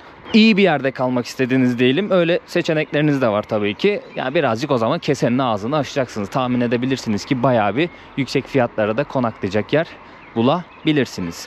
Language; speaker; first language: Turkish; native; Turkish